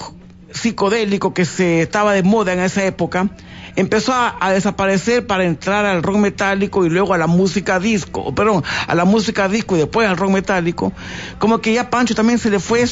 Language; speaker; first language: Spanish; native; Spanish